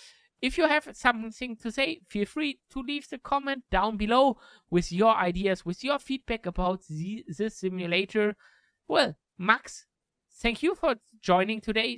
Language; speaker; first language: English; non-native, fluent; German